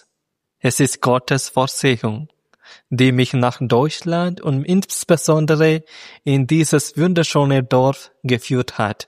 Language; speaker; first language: German; non-native, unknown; Malayalam